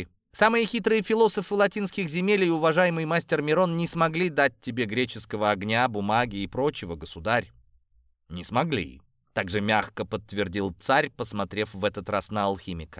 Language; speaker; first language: Russian; native; Russian